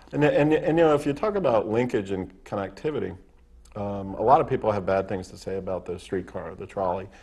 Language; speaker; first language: English; native; English